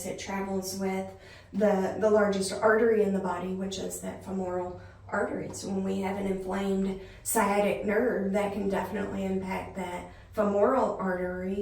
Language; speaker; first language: English; native; English